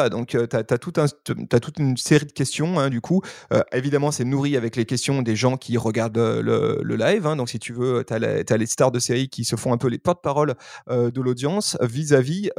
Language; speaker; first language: French; native; French